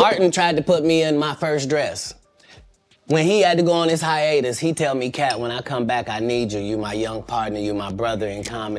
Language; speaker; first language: English; native; English